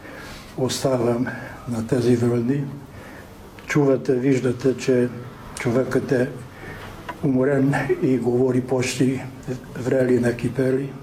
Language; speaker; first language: Bulgarian; non-native, fluent; Hungarian